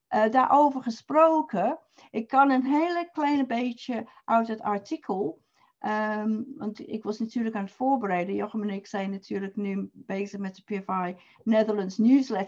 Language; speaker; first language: Dutch; non-native, fluent; English